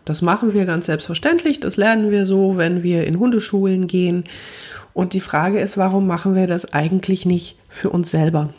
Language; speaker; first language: German; native; German